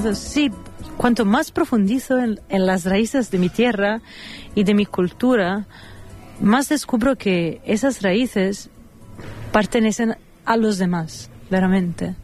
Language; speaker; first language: Spanish; non-native, fluent; Italian